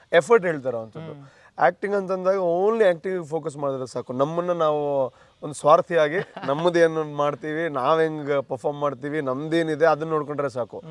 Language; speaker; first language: Kannada; non-native, local second language; Tulu